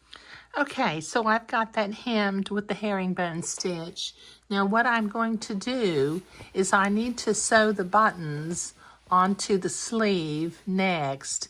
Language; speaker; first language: English; native; English